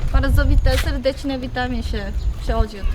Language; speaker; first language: Polish; non-native, learner; Korean